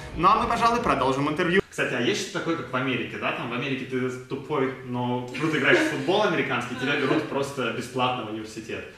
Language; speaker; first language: Russian; native; Russian